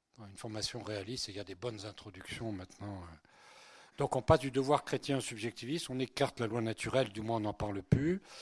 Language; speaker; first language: French; early bilingual, other home language; Spanish